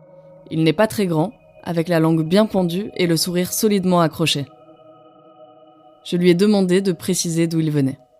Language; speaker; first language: French; native; French